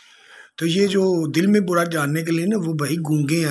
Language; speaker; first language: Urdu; non-native, local second language; Punjabi